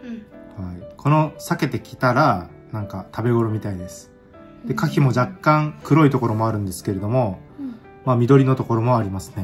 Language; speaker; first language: Japanese; native; Japanese